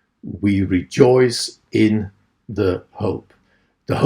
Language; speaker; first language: English; non-native, fluent; Dutch